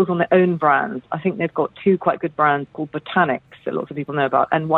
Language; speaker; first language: English; native; English